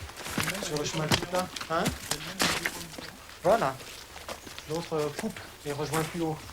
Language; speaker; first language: French; native; French